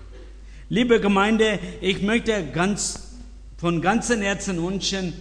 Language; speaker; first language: German; non-native, learner; Tamil